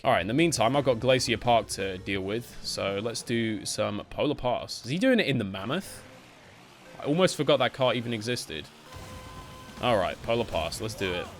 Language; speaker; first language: English; native; English